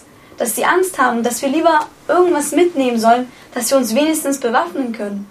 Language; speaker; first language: German; early bilingual, other home language; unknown